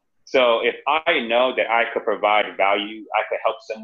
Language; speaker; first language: English; native; English